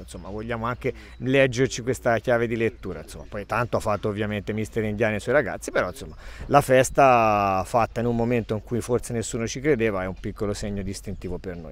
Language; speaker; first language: Italian; native; Italian